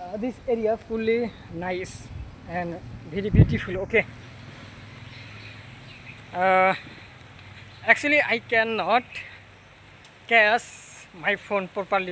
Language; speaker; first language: English; non-native, learner; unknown